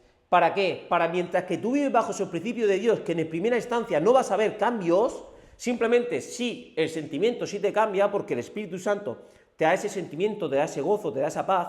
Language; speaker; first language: Spanish; native; Spanish